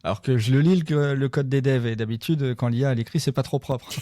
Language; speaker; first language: French; native; French